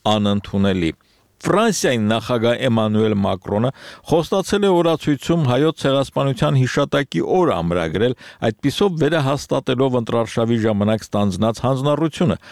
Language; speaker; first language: Armenian; native; Armenian